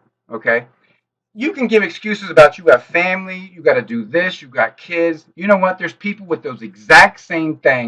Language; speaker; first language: English; native; English